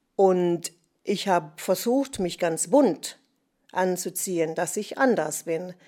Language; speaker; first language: German; non-native, fluent; English